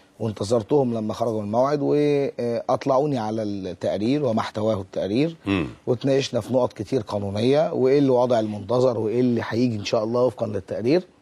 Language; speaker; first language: Arabic; native; Arabic